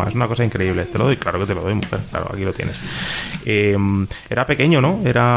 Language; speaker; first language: Spanish; native; Spanish